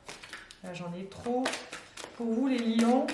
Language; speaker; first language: French; native; French